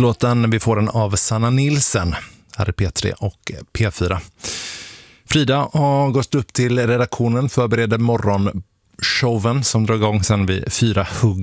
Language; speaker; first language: Swedish; native; Swedish